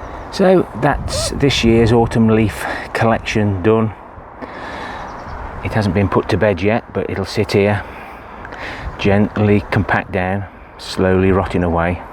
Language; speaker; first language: English; native; English